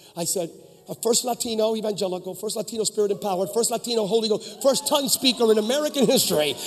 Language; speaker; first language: English; early bilingual, other home language; Spanish